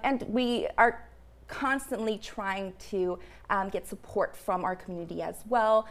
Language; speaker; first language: English; early bilingual, other home language; Spanish